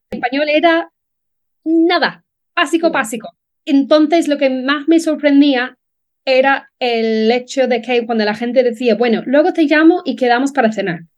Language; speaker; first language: Spanish; non-native, fluent; English